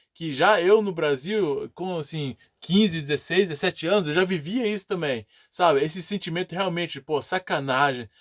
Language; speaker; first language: Portuguese; native; Portuguese